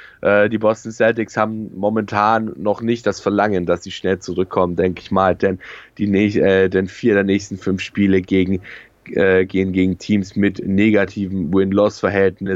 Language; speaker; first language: German; native; German